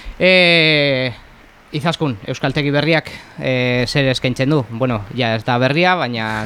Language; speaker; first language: Basque; non-native, local second language; Spanish